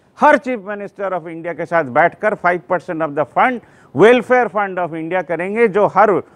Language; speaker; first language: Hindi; non-native, local second language; Bangla